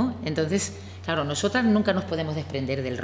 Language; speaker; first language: Spanish; native; Spanish